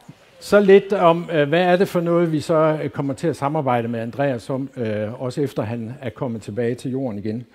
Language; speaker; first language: Danish; native; Danish